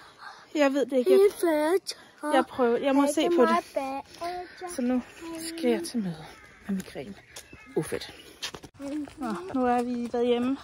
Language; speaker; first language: Danish; native; Danish